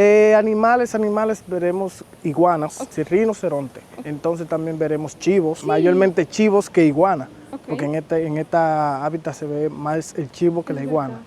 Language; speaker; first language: Spanish; native; Spanish